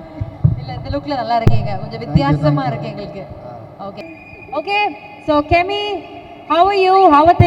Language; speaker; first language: Tamil; native; Tamil